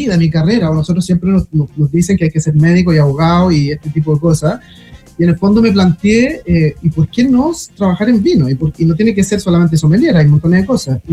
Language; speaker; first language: Spanish; native; Spanish